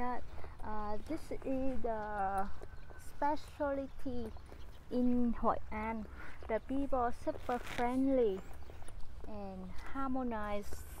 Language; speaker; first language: English; non-native, fluent; Vietnamese